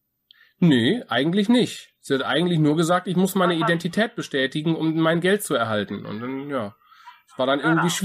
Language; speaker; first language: German; native; German